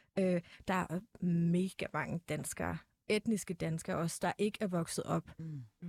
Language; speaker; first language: Danish; native; Danish